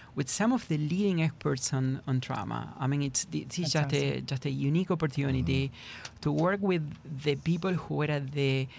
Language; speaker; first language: English; non-native, fluent; Spanish